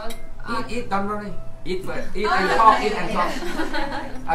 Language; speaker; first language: English; non-native, learner; Thai